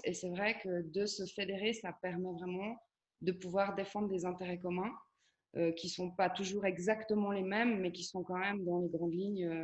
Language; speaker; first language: French; native; French